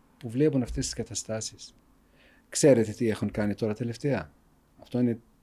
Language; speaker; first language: Greek; non-native, fluent; Arabic